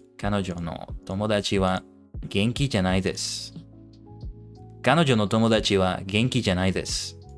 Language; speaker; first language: Japanese; non-native, learner; English